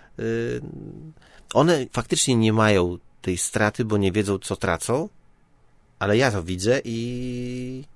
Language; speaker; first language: Polish; native; Polish